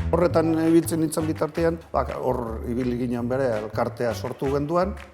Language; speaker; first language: Basque; non-native, local second language; Spanish